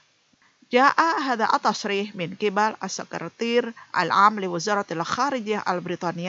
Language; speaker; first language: Arabic; non-native, fluent; Indonesian